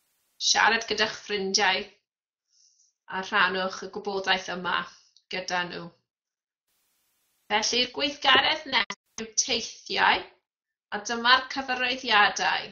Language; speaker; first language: Welsh; non-native, fluent; English